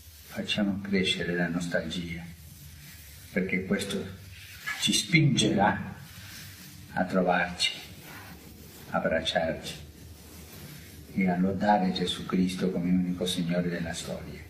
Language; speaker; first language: Italian; non-native, fluent; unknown